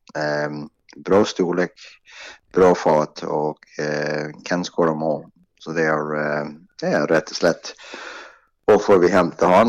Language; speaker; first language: Norwegian; non-native, fluent; Swedish